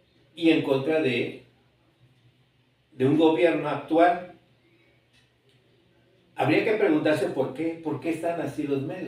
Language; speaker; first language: Spanish; native; Spanish